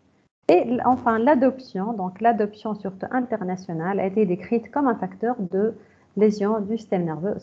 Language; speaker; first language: French; non-native, local second language; Arabic